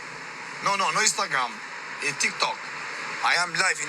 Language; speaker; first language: English; non-native, learner; Albanian